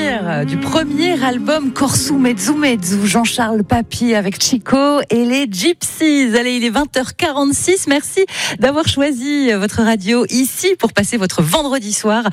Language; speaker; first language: French; native; French